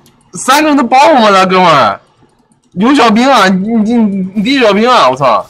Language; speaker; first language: Chinese; native; Chinese